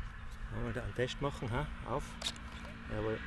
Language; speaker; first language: German; native; German